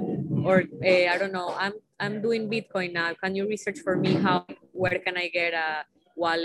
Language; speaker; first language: English; non-native, fluent; Spanish